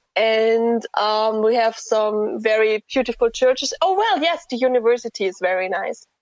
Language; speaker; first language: English; non-native, fluent; German